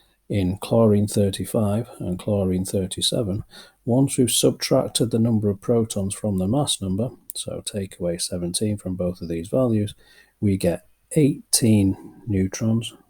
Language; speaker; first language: English; native; English